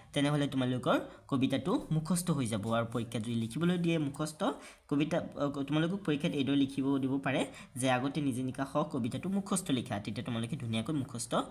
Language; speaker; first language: Assamese; native; Assamese